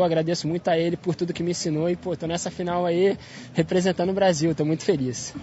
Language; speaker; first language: Portuguese; native; Portuguese